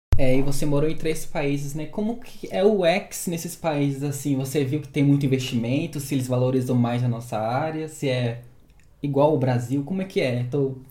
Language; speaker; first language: Portuguese; native; Portuguese